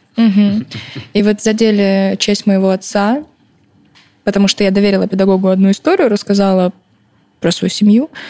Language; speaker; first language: Russian; early bilingual, other home language; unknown